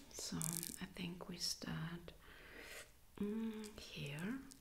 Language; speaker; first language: English; non-native, fluent; German